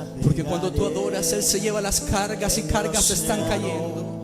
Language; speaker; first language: Spanish; native; Spanish